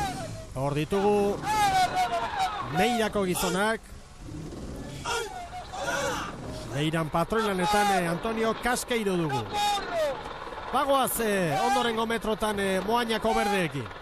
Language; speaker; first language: Basque; native; Basque